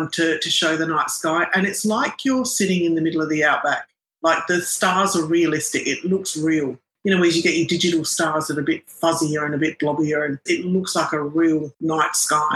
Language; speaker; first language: English; non-native, local second language; Arabic